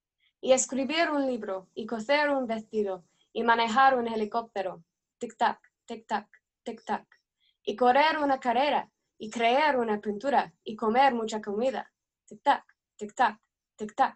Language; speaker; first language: Spanish; non-native, learner; English